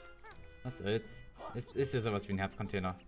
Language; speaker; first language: German; native; German